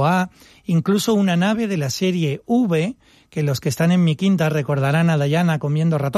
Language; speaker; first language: Spanish; native; Spanish